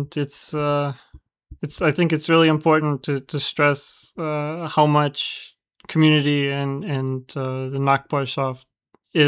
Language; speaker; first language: English; native; English